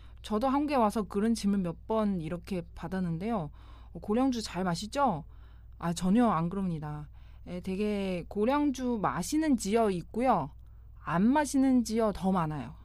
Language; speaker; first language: Korean; non-native, fluent; Chinese